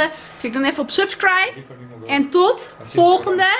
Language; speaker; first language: Dutch; native; Dutch